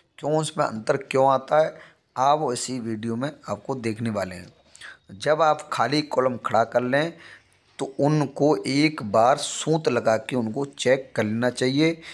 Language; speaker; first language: Hindi; native; Hindi